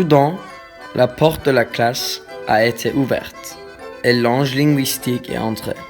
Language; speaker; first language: French; non-native, learner; Turkish